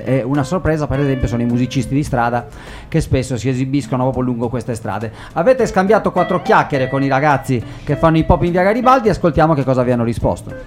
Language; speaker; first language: Italian; native; Italian